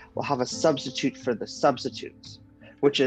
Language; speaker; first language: English; native; English